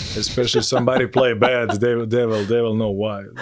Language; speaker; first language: English; non-native, fluent; Serbian